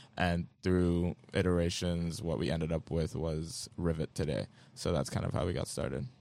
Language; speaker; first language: English; non-native, local second language; Yoruba